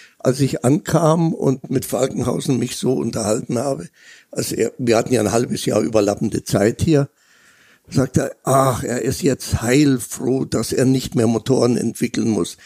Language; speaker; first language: German; native; German